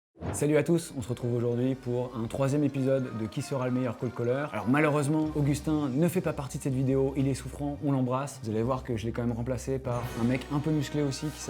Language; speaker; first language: French; native; French